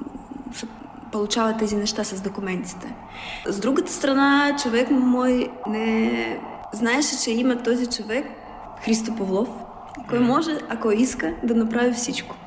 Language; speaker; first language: Bulgarian; non-native, learner; Russian